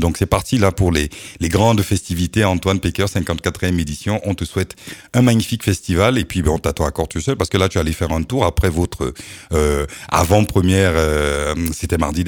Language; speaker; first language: French; native; French